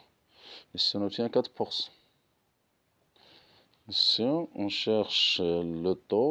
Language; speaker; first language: French; non-native, local second language; Arabic